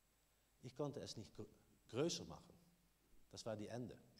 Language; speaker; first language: German; non-native, learner; Dutch